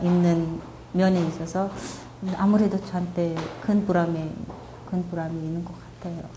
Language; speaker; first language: Korean; non-native, fluent; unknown